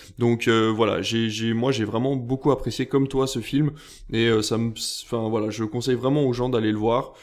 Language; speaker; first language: French; native; French